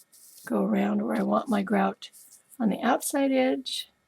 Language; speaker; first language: English; native; English